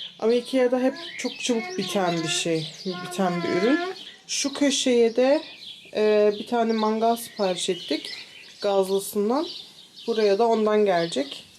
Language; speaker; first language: Turkish; early bilingual, heritage; Turkish